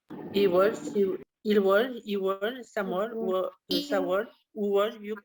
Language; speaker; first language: Korean; non-native, learner; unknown